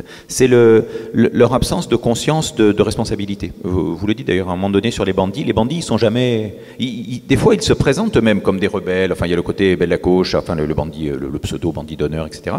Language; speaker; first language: French; native; French